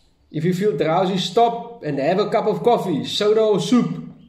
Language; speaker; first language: English; non-native, local second language; Afrikaans